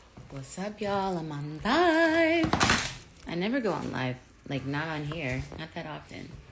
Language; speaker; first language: English; native; English